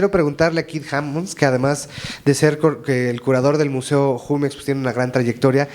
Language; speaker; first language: Spanish; native; Spanish